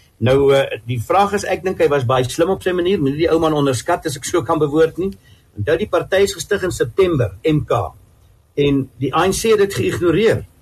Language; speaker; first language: Afrikaans; native; Afrikaans